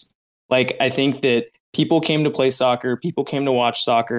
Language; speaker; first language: English; native; English